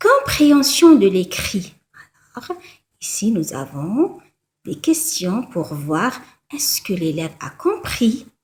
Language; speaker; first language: French; non-native, local second language; Arabic